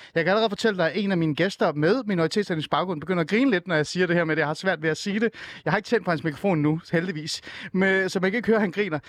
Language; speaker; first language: Danish; early bilingual, other home language; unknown